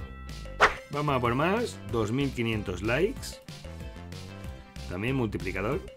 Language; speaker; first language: Spanish; native; Spanish